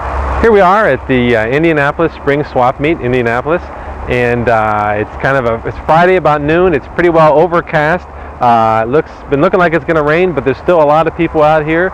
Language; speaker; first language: English; native; English